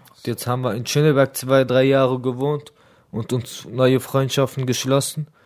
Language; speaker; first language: German; early bilingual, other home language; Arabic